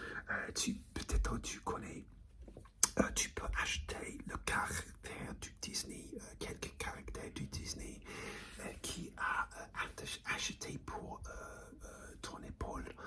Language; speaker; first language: French; non-native, learner; English